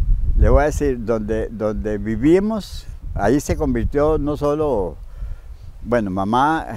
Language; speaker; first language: Spanish; native; Spanish